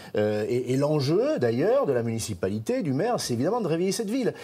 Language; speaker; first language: French; native; French